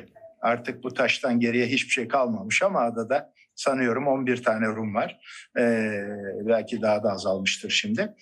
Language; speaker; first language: Turkish; native; Turkish